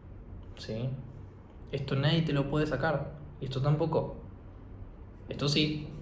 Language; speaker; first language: Spanish; native; Spanish